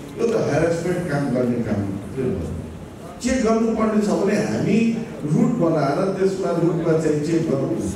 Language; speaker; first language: Nepali; non-native, local second language; Maithili